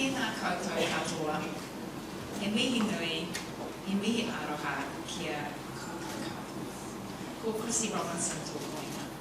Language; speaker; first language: Māori; non-native, learner; English